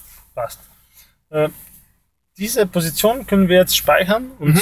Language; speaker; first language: German; native; German